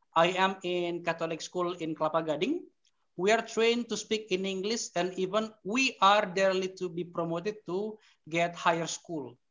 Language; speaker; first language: English; non-native, fluent; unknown